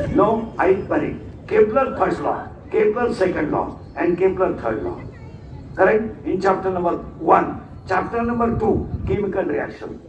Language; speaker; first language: English; non-native, local second language; Marathi